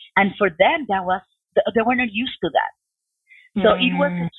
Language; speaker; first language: English; non-native, fluent; Spanish